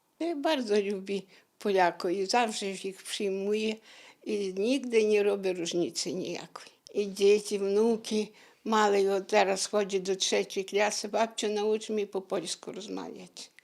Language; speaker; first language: Polish; non-native, learner; Ukrainian